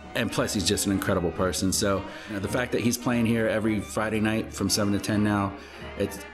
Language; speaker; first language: English; native; English